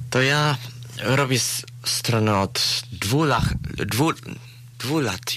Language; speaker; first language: Polish; early bilingual, heritage; Polish